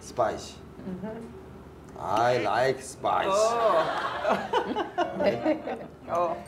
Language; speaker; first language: English; non-native, learner; Korean